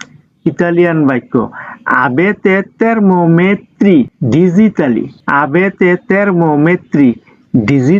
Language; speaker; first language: Italian; non-native, learner; Bangla